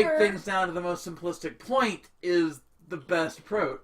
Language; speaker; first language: English; native; English